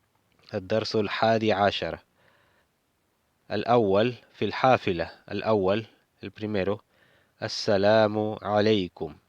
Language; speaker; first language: Arabic; non-native, fluent; Spanish